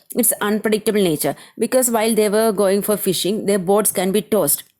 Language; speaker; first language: English; non-native, local second language; Malayalam